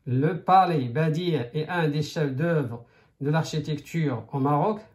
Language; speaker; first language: French; non-native, local second language; Arabic